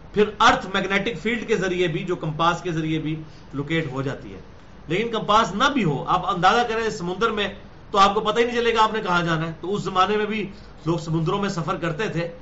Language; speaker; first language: Urdu; native; Urdu